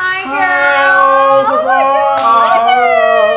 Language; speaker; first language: English; non-native, learner; Thai